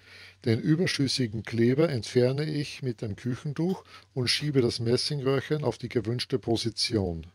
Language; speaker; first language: German; native; German